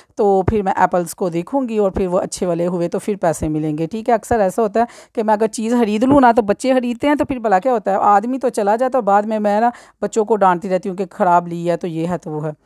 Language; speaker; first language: Urdu; non-native, local second language; Punjabi